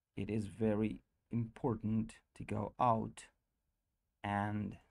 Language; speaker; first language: English; non-native, learner; Russian